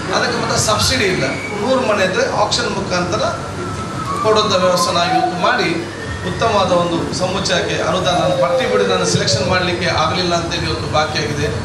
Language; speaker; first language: Kannada; non-native, local second language; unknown